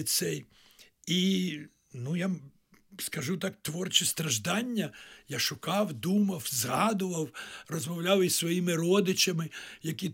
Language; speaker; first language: Ukrainian; native; Ukrainian